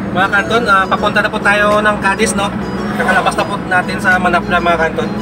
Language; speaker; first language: Filipino; non-native, local second language; Hiligaynon